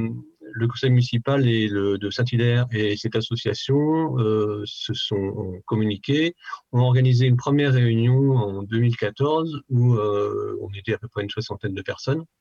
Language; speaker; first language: French; native; French